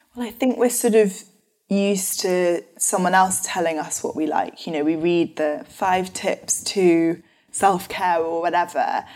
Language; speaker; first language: English; native; English